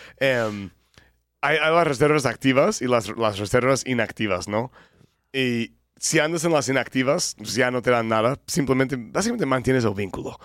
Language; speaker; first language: Spanish; non-native, fluent; English